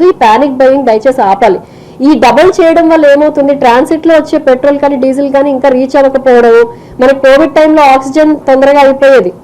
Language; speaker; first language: Telugu; native; Telugu